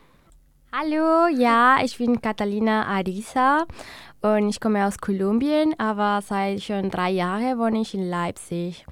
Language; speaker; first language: German; non-native, learner; Spanish